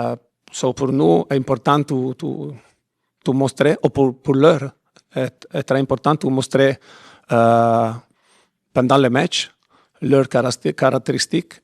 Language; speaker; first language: French; non-native, fluent; Italian